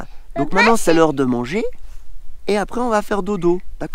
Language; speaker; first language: French; native; French